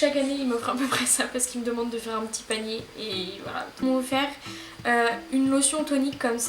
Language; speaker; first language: French; native; French